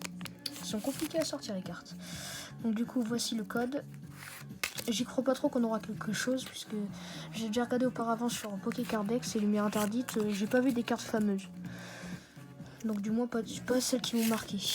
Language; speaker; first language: French; native; French